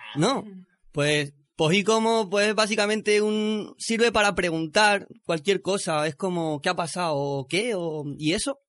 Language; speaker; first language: Spanish; native; Spanish